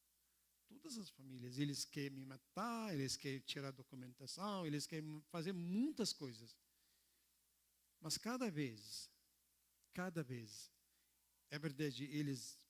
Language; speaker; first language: Portuguese; non-native, learner; Arabic